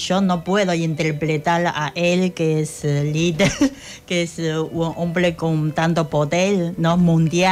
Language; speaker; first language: Spanish; non-native, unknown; Chinese